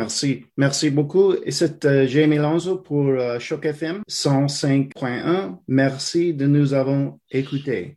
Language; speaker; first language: French; non-native, learner; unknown